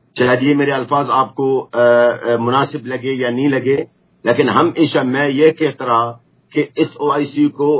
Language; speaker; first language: Urdu; non-native, fluent; Arabic